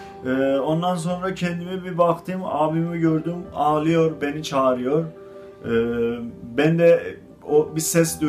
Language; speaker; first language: Turkish; non-native, fluent; Azerbaijani